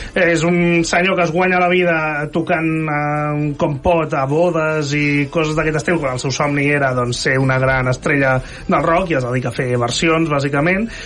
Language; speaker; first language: Catalan; native; Catalan